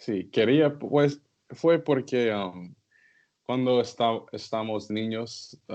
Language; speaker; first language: Spanish; non-native, learner; English